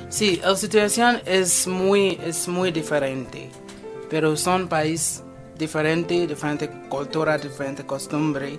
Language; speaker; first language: Spanish; non-native, fluent; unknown